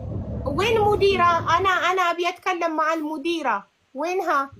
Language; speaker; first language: Arabic; non-native, learner; Amharic